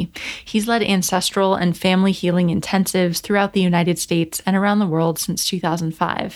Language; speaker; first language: English; native; English